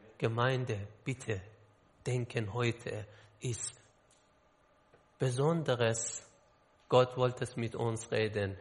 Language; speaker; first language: German; non-native, learner; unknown